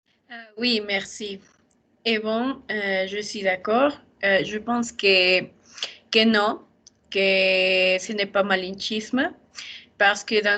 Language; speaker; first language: French; non-native, learner; Spanish